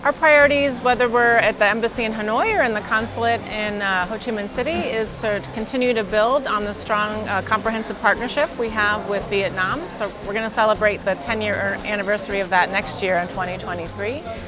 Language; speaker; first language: English; native; English